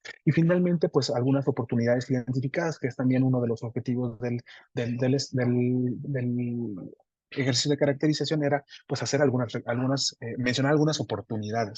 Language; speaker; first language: Spanish; native; Spanish